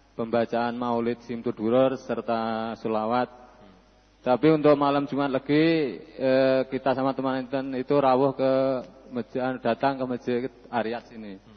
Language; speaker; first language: Indonesian; non-native, local second language; Javanese